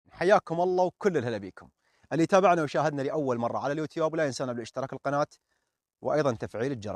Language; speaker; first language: Arabic; native; Arabic